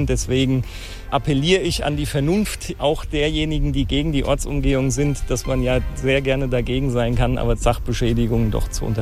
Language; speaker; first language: German; native; German